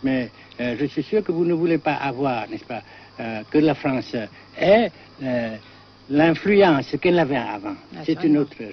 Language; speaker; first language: French; non-native, local second language; Vietnamese